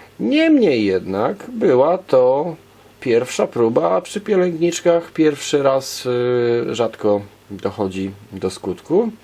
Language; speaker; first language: Polish; native; Polish